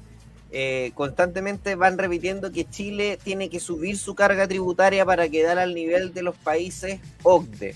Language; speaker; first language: Spanish; native; Spanish